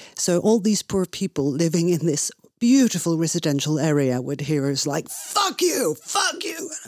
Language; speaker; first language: English; non-native, fluent; Danish